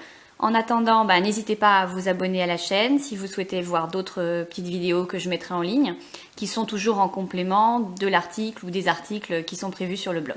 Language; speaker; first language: French; native; French